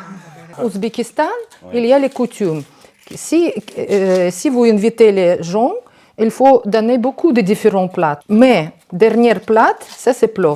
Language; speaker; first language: French; non-native, learner; Russian